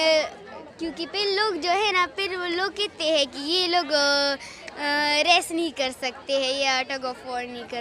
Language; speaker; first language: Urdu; non-native, local second language; Pashto